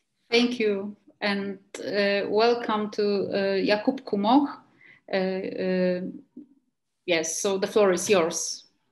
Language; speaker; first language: English; non-native, fluent; Polish